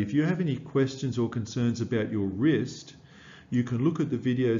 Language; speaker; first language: English; native; English